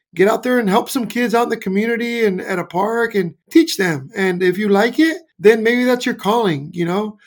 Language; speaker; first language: English; native; English